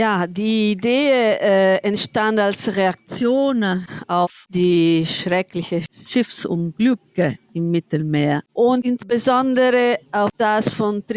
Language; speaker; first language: German; non-native, fluent; Italian